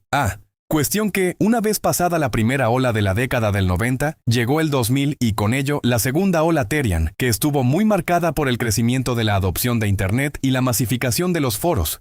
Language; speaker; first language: Spanish; native; Spanish